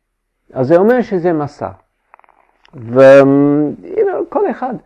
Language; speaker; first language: Hebrew; non-native, fluent; English